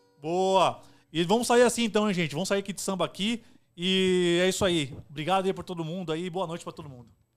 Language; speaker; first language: Portuguese; native; Portuguese